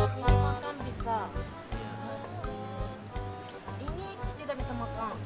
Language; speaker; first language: Indonesian; non-native, learner; Japanese